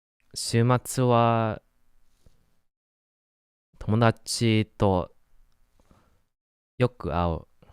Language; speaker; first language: Japanese; non-native, learner; English